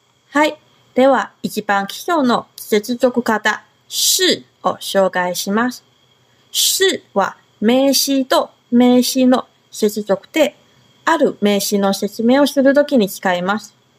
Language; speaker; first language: Japanese; non-native, fluent; Chinese